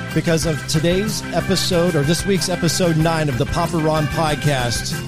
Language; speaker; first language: English; native; English